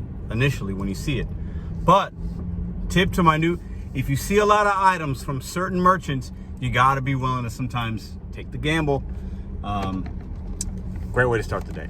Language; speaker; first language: English; native; English